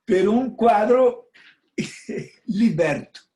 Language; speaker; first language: Spanish; non-native, fluent; Portuguese